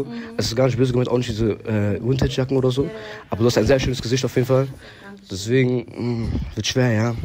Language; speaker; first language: German; native; German